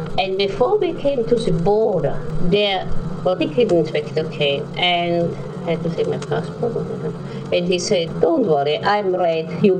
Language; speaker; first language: English; non-native, learner; German